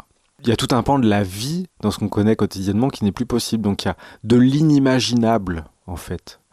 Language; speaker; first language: French; native; French